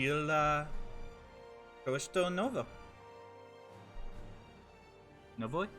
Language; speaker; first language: Russian; non-native, learner; English